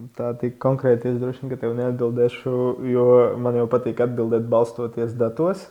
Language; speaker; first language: Latvian; non-native, local second language; Russian